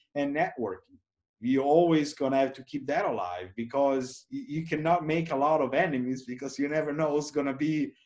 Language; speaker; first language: English; non-native, fluent; Italian